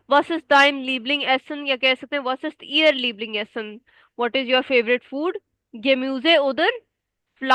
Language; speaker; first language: German; non-native, fluent; Urdu